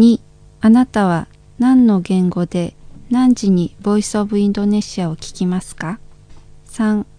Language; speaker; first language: Japanese; non-native, fluent; Indonesian